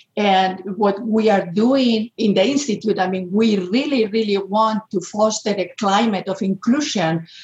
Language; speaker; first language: English; non-native, fluent; Spanish